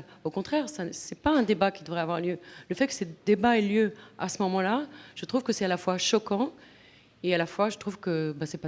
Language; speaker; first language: French; native; French